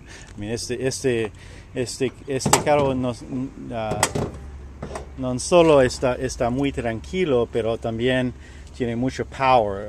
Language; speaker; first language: Spanish; non-native, learner; French